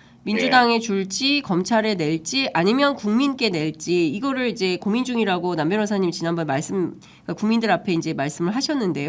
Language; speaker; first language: Korean; native; Korean